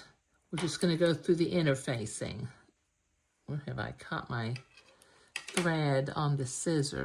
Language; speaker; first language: English; native; English